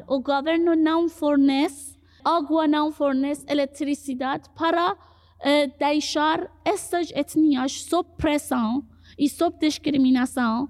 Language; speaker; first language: Portuguese; non-native, fluent; Persian